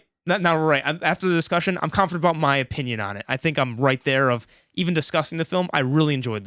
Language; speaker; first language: English; native; English